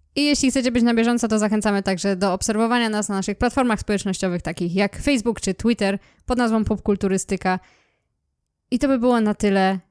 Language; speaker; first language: Polish; native; Polish